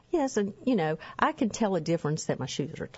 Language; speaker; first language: English; native; English